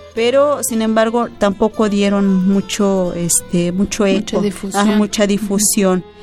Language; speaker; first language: Spanish; non-native, local second language; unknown